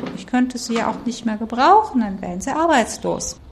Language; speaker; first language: German; early bilingual, other home language; Turkish